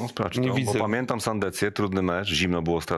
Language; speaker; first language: Polish; native; Polish